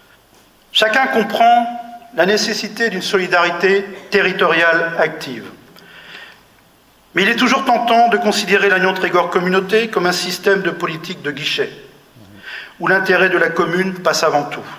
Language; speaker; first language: French; native; French